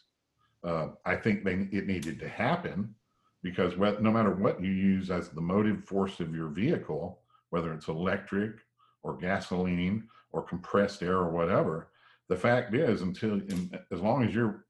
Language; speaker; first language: English; native; English